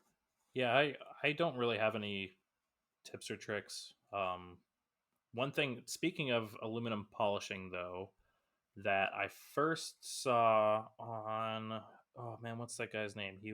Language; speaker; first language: English; native; English